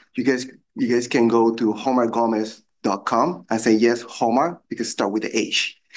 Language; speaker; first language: English; non-native, fluent; Spanish